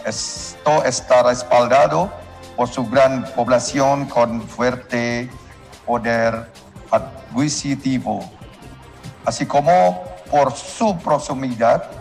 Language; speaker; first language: Spanish; non-native, learner; Indonesian